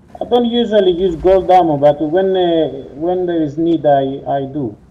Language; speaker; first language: English; non-native, learner; Greek